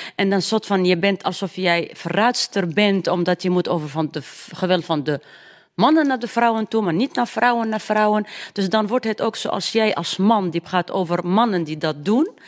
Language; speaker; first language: Dutch; non-native, fluent; Arabic